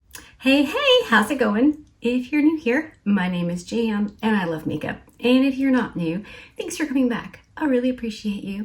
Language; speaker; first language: English; native; English